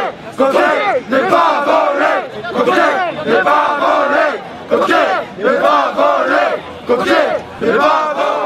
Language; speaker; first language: French; native; French